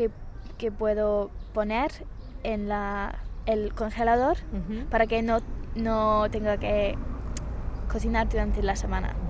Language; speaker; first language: Spanish; non-native, fluent; English